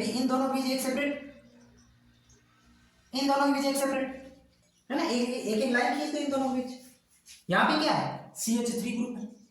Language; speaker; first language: Hindi; native; Hindi